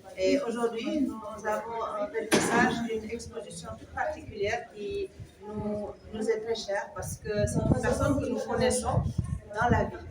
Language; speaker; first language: French; non-native, local second language; Wolof